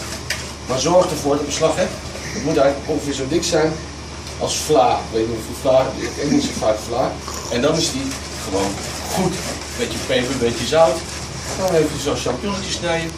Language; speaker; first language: Dutch; native; Dutch